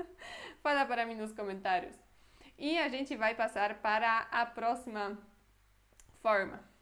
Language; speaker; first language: Portuguese; non-native, fluent; Polish